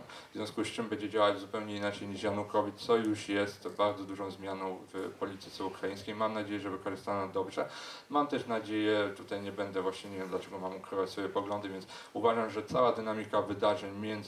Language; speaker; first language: Polish; native; Polish